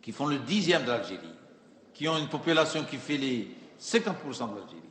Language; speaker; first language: French; non-native, local second language; Arabic